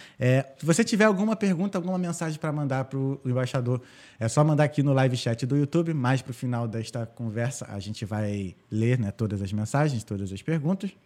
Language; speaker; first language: Portuguese; native; Portuguese